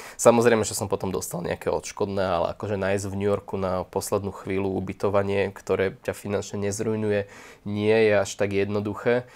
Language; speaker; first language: Slovak; native; Slovak